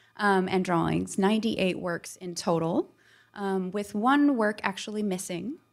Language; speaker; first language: English; native; English